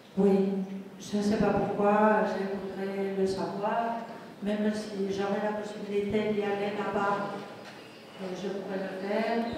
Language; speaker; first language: French; non-native, fluent; Spanish